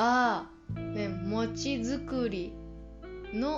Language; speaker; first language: Japanese; non-native, fluent; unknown